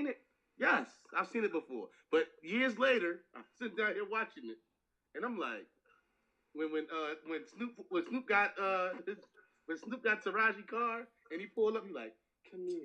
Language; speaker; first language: English; native; English